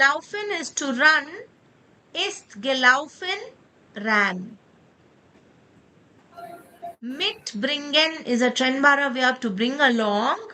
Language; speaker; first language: German; non-native, fluent; Kannada